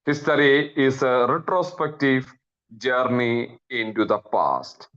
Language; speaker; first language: English; non-native, local second language; Malayalam